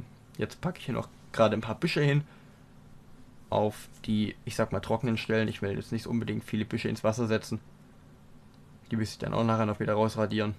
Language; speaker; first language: German; native; German